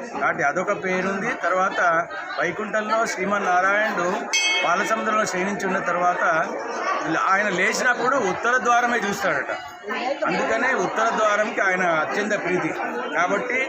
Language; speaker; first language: Telugu; native; Telugu